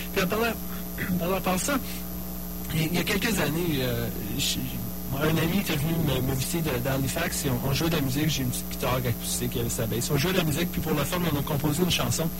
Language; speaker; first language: French; native; French